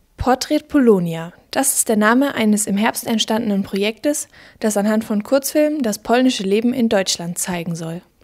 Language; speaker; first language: German; native; German